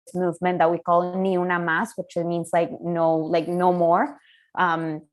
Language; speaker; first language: English; non-native, fluent; Spanish